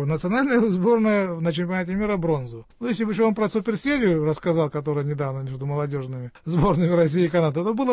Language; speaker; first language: Russian; native; Russian